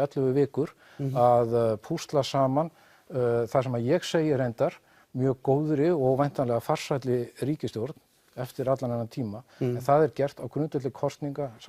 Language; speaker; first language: Icelandic; native; Icelandic